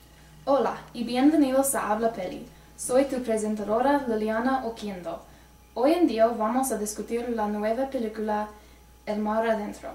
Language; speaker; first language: Spanish; non-native, learner; English